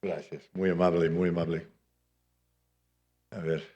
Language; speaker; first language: Spanish; non-native, fluent; English